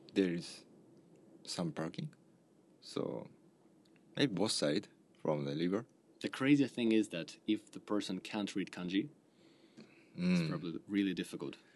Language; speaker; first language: English; non-native, fluent; Russian